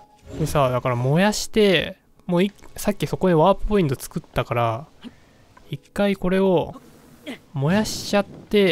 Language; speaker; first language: Japanese; native; Japanese